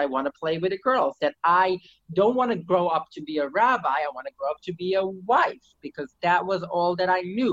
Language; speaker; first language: English; early bilingual, other home language; Yiddish